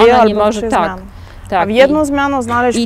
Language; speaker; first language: Polish; non-native, learner; Russian